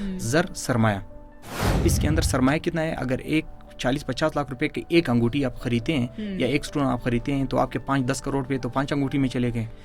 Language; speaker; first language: Urdu; non-native, local second language; Pashto